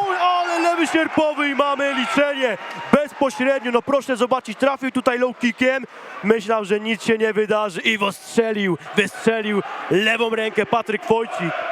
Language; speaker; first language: Polish; native; Polish